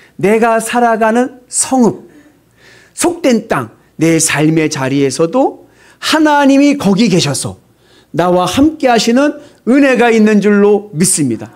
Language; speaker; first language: Korean; native; Korean